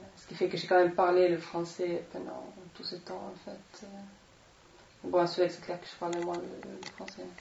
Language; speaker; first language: French; non-native, fluent; Swedish